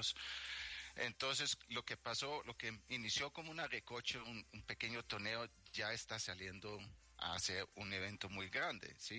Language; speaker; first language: Spanish; native; Spanish